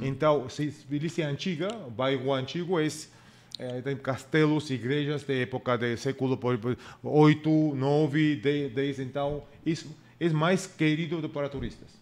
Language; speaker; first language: Portuguese; non-native, learner; Georgian